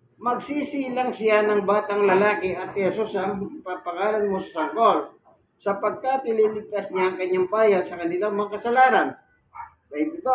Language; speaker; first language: Filipino; non-native, local second language; Pampanga